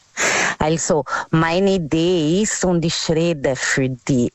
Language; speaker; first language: German; non-native, learner; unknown